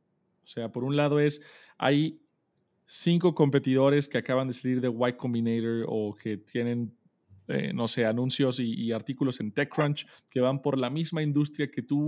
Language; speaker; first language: Spanish; native; Spanish